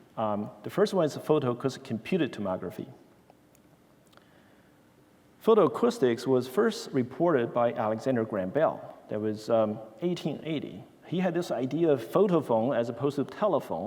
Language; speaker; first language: English; non-native, fluent; Chinese